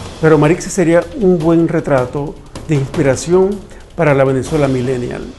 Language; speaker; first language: Spanish; native; Spanish